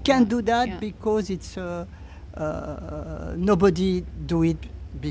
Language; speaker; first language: English; non-native, learner; French